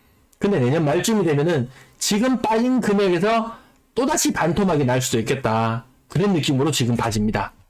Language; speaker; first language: Korean; native; Korean